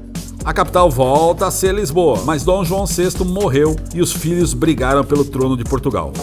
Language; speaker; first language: Portuguese; native; Portuguese